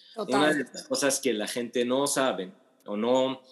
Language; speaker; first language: Spanish; non-native, fluent; Arabic